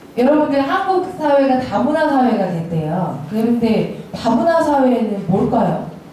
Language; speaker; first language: Korean; native; Korean